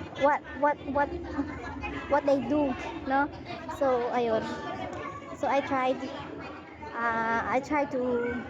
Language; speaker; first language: English; non-native, learner; Filipino